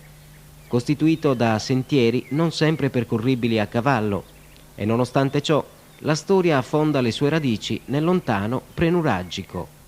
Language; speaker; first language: Italian; native; Italian